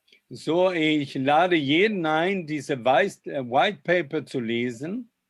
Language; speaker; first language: German; non-native, fluent; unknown